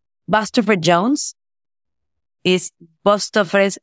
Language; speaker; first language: English; non-native, fluent; Spanish